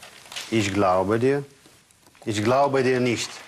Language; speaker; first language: German; non-native, fluent; Russian